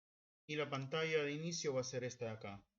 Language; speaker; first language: Spanish; native; Spanish